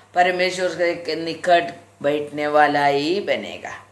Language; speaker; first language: Hindi; non-native, local second language; Malayalam